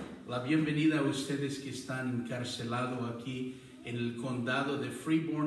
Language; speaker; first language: Spanish; non-native, learner; English